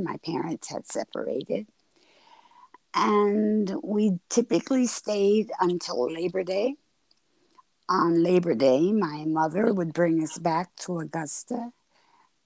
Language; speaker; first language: English; native; English